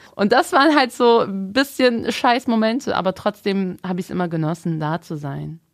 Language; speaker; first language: German; native; German